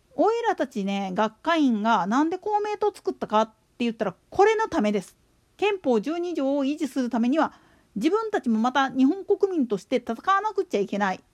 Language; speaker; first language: Japanese; native; Japanese